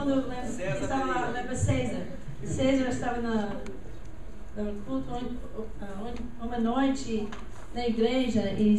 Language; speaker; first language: Portuguese; non-native, learner; English